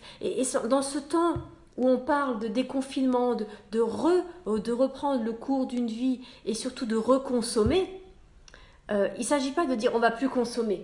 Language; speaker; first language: French; native; French